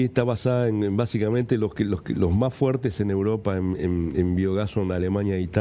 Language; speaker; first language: Spanish; native; Spanish